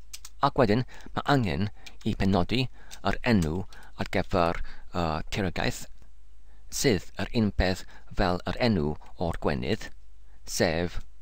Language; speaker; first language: Welsh; non-native, learner; English